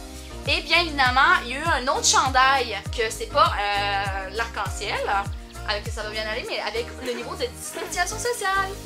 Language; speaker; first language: French; native; French